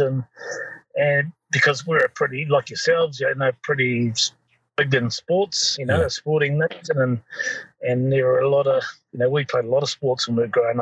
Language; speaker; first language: English; native; English